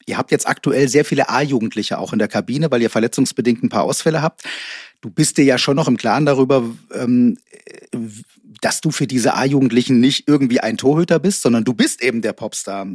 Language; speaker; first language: German; native; German